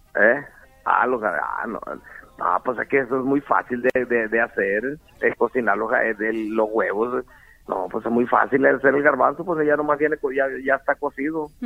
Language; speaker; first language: Spanish; native; Spanish